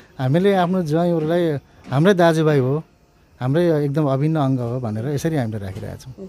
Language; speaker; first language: Nepali; native; Nepali